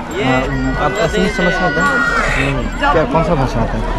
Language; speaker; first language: Hindi; non-native, local second language; Assamese